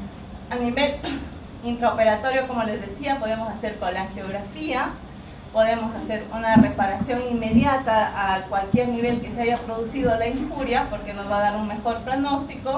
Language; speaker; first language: Spanish; native; Spanish